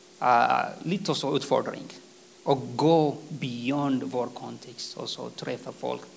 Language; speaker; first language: Swedish; non-native, fluent; Tigrinya